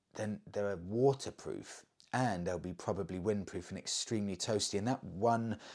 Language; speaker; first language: English; native; English